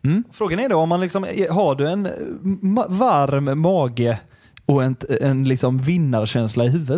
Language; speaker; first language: Swedish; native; Swedish